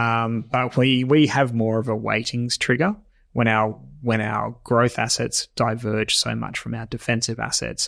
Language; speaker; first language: English; native; English